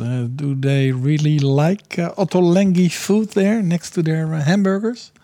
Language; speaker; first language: English; non-native, fluent; Dutch